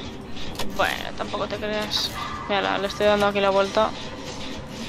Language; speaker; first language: Spanish; native; Spanish